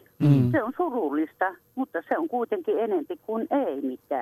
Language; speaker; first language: Finnish; native; Finnish